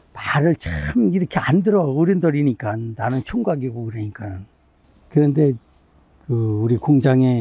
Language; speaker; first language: Korean; native; Korean